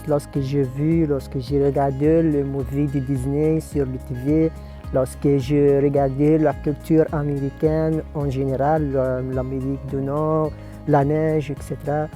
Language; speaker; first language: French; non-native, local second language; Arabic